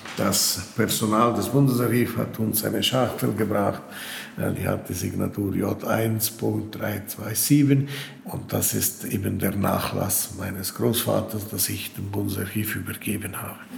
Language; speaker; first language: German; non-native, local second language; Italian